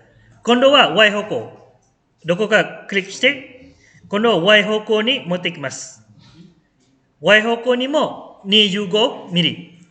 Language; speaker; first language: Japanese; non-native, fluent; Malay